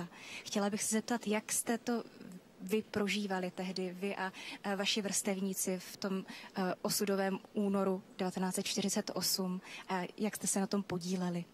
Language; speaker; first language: Czech; native; Czech